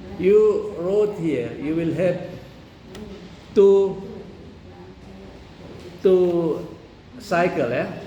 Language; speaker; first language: English; non-native, fluent; Indonesian